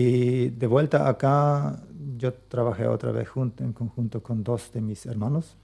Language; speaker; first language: Spanish; non-native, local second language; Plautdietsch